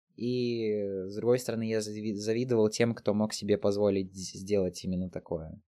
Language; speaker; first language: Russian; native; Russian